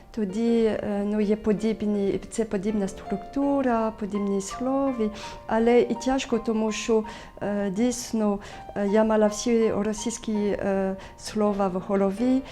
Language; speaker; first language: Ukrainian; non-native, learner; French